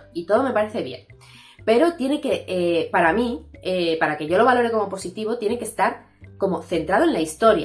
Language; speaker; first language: Spanish; native; Spanish